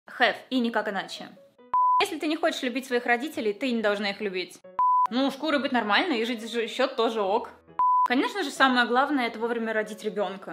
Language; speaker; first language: Russian; native; Russian